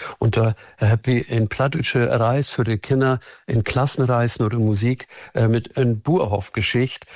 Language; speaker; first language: German; native; German